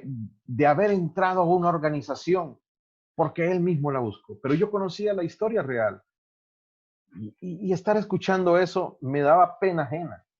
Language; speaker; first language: Spanish; native; Spanish